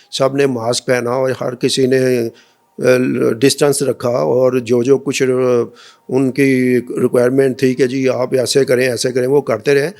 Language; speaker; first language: Urdu; non-native, local second language; Punjabi